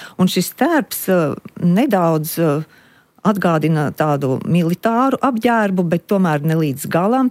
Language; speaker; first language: Latvian; native; Latvian